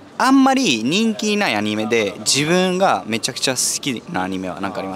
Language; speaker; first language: Japanese; early bilingual, heritage; Spanish